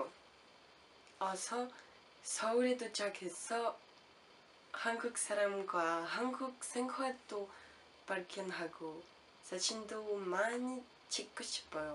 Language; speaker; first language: Korean; non-native, learner; French